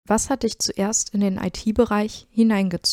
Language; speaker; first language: German; native; German